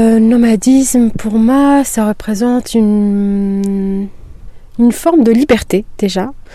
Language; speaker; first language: French; non-native, local second language; Kabyle